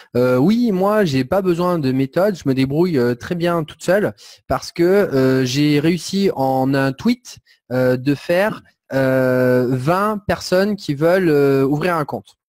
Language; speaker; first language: French; native; French